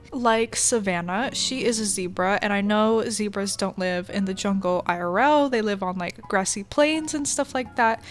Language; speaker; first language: English; native; English